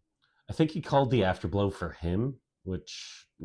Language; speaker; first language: English; native; English